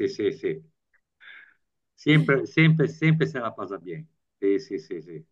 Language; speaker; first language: Spanish; non-native, learner; Italian